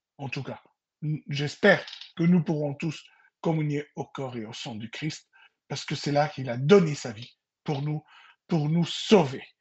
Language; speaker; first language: French; non-native, local second language; Arabic